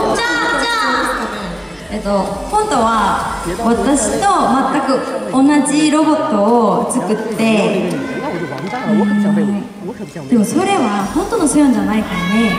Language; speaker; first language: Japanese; non-native, fluent; Korean